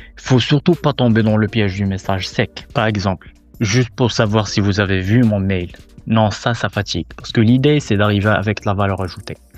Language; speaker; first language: French; non-native, local second language; Arabic